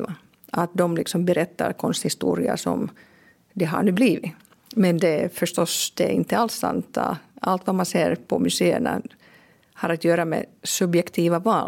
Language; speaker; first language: Swedish; non-native, local second language; Finnish